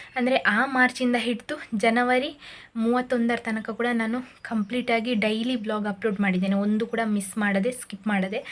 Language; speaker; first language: Kannada; native; Kannada